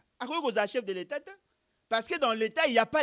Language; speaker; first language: French; non-native, local second language; Lingala